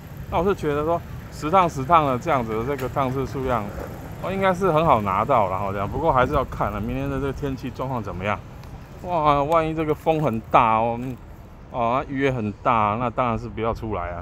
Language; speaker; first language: Chinese; native; Chinese